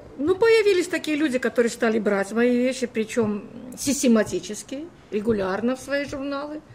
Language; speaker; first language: Russian; native; Russian